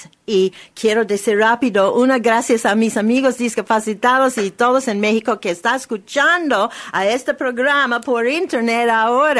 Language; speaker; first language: Spanish; non-native, learner; English